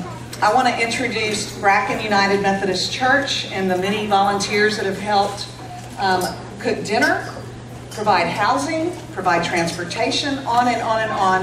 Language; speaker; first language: English; native; English